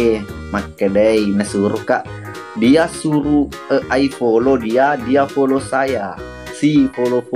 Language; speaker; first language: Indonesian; non-native, local second language; Buginese